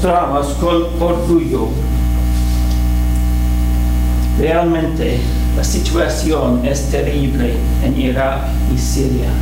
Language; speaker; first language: Spanish; non-native, fluent; English